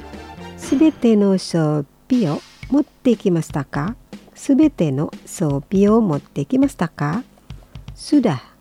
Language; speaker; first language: Japanese; non-native, fluent; Indonesian